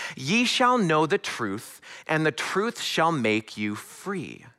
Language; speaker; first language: English; native; English